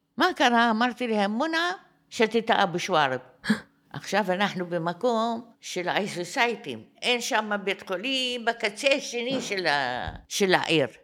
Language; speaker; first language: Hebrew; non-native, fluent; Arabic